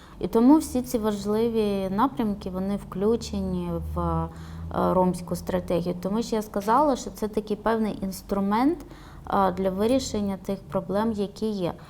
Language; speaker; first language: Ukrainian; non-native, local second language; Romany